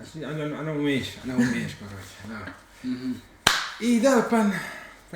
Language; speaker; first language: Russian; non-native, learner; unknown